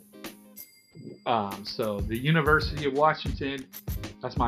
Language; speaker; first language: English; native; English